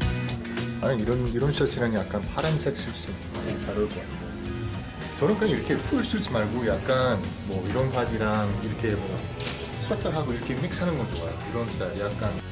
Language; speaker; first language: Korean; non-native, learner; English